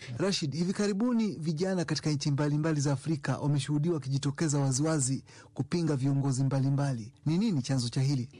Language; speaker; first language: Swahili; non-native, local second language; Ganda